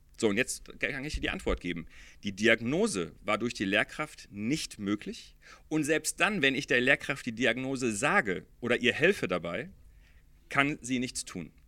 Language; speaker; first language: German; early bilingual, other home language; Arabic